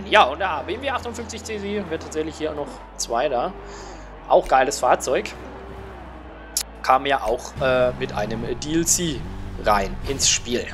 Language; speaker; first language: German; native; German